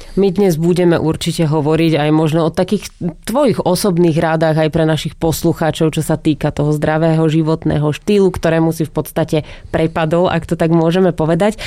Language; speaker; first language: Slovak; native; Slovak